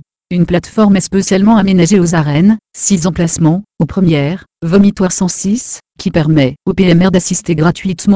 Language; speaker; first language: French; native; French